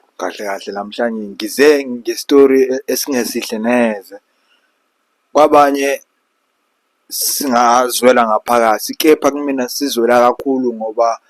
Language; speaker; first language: Zulu; non-native, local second language; Xhosa